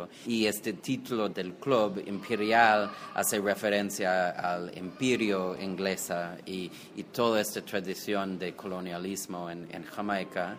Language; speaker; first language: Spanish; non-native, fluent; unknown